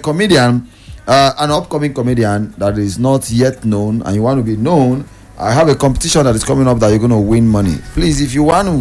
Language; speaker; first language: English; non-native, local second language; Igbo